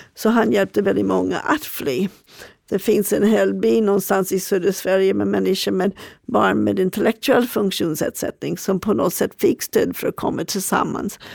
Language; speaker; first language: Swedish; non-native, fluent; English